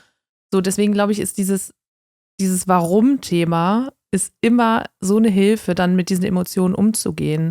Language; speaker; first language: German; native; German